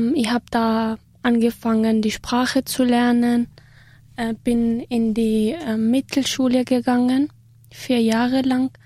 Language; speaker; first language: German; early bilingual, other home language; Arabic